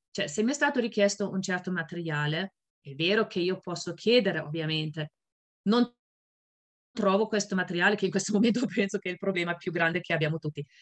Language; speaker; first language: Italian; non-native, fluent; German